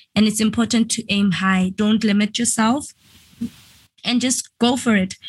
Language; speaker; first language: English; non-native, local second language; Venda